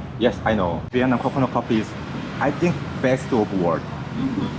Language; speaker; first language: English; non-native, learner; Korean